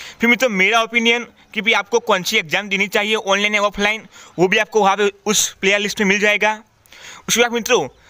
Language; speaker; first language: Hindi; non-native, local second language; Gujarati